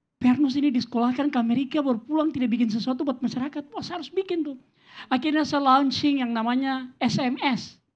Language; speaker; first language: Indonesian; native; Indonesian